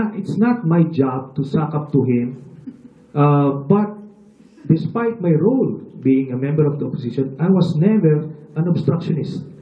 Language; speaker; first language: English; non-native, local second language; Filipino